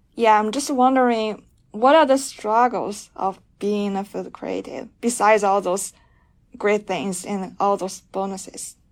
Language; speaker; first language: English; non-native, fluent; Polish